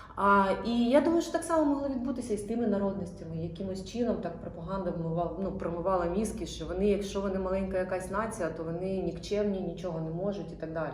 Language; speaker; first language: Ukrainian; non-native, local second language; Russian